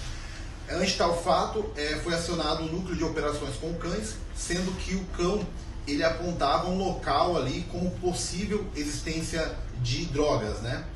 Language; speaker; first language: Portuguese; native; Portuguese